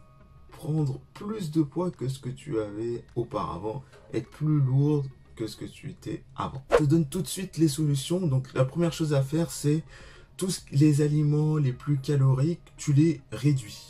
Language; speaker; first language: French; native; French